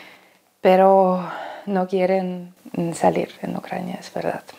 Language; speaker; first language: Spanish; non-native, learner; Ukrainian